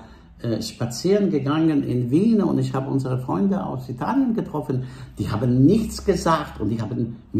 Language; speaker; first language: German; non-native, fluent; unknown